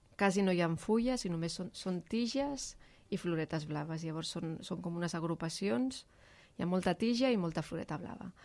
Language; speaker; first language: Catalan; native; Catalan